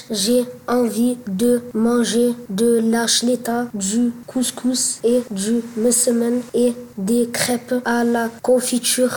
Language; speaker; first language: French; early bilingual, other home language; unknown